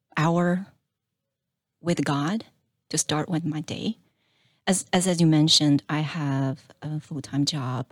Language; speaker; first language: English; non-native, fluent; Chinese